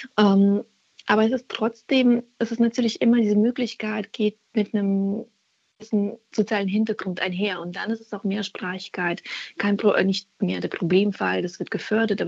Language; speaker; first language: German; early bilingual, other home language; Russian